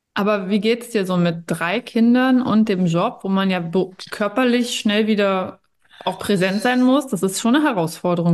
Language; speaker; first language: German; native; German